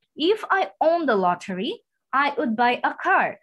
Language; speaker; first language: English; non-native, local second language; Bangla